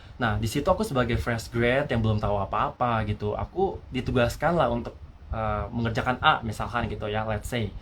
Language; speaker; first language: Indonesian; native; Indonesian